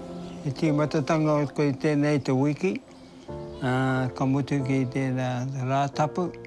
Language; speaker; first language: Māori; non-native, local second language; English